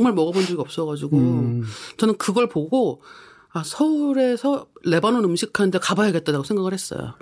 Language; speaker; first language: Korean; native; Korean